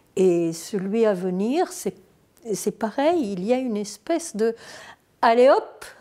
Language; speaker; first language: French; non-native, fluent; Turkish